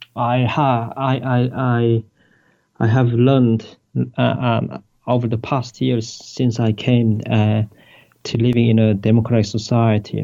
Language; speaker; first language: English; non-native, fluent; Korean